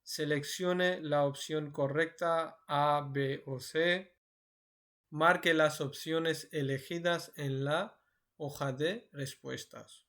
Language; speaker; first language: Spanish; non-native, learner; Urdu